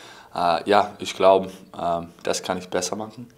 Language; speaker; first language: German; non-native, fluent; English